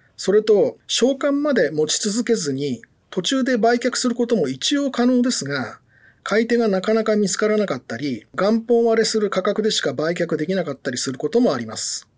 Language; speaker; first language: Japanese; native; Japanese